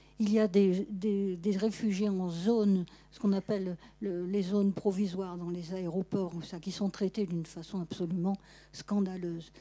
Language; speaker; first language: French; native; French